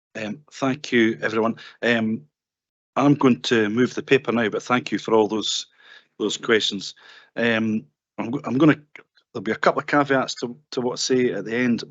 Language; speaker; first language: English; native; English